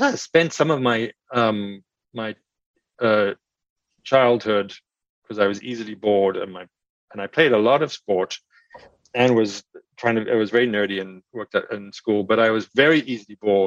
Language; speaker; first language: English; native; English